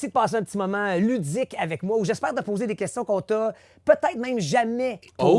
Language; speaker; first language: French; native; French